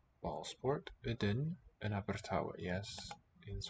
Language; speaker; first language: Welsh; non-native, learner; English